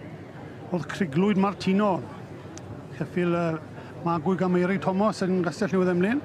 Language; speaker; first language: Welsh; native; Welsh